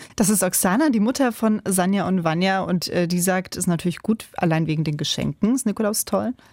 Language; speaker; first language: German; early bilingual, other home language; Ukrainian